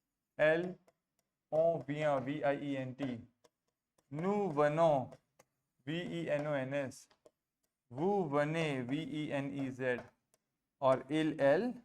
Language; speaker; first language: French; non-native, fluent; Hindi